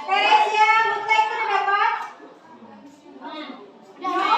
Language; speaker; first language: English; non-native, learner; Indonesian